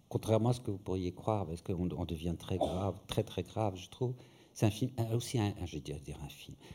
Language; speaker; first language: French; native; French